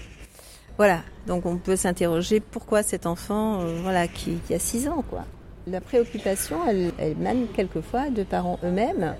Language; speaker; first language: French; native; French